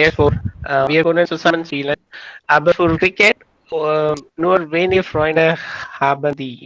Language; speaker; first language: German; non-native, learner; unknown